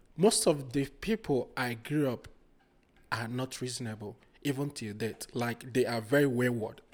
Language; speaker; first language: English; non-native, local second language; Igbo